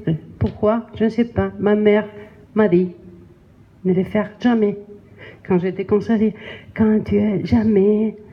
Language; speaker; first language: French; non-native, learner; Spanish